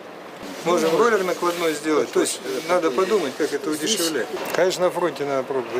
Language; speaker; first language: Russian; native; Russian